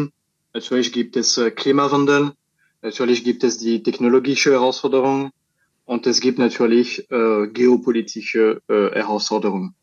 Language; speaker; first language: German; non-native, learner; French